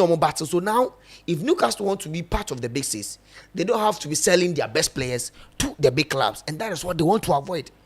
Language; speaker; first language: English; non-native, local second language; Akan